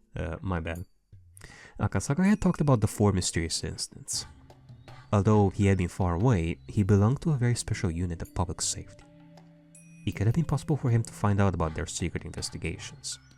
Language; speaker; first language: English; native; English